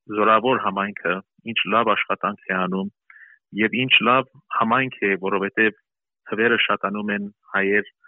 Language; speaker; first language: Armenian; early bilingual, heritage; Armenian